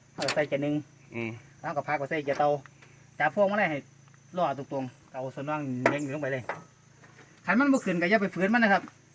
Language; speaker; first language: Thai; non-native, local second language; Northeastern Thai